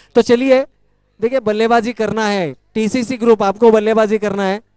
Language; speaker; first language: Hindi; non-native, local second language; Marathi